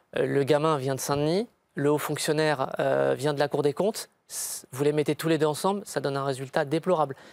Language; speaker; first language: French; native; French